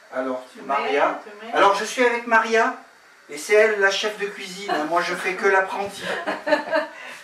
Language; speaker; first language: French; native; French